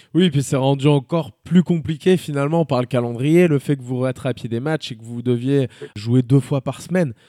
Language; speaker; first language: French; native; French